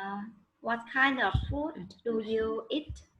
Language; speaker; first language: English; non-native, learner; Vietnamese